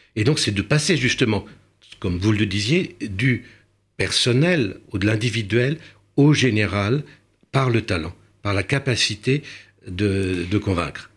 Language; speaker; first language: French; early bilingual, other home language; Romanian